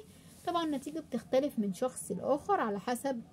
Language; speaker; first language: Arabic; native; Arabic